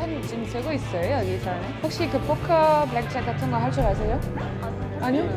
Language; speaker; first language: Korean; non-native, fluent; French